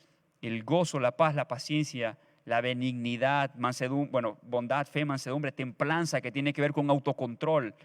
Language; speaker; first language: Spanish; native; Spanish